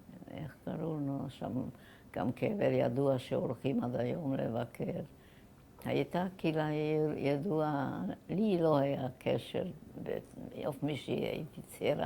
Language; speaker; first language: Hebrew; non-native, fluent; German